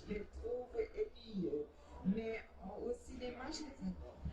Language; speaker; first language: French; non-native, fluent; Portuguese